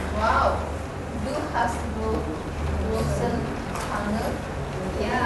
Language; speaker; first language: German; non-native, learner; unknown